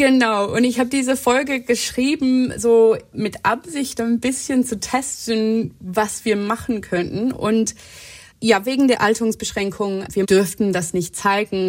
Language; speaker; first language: German; non-native, fluent; English